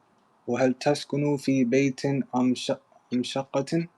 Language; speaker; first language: Arabic; non-native, learner; English